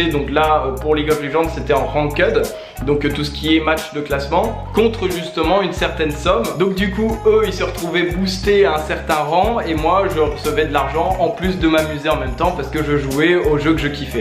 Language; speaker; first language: French; native; French